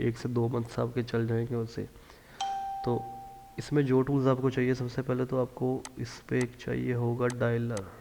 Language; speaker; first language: Urdu; non-native, local second language; Punjabi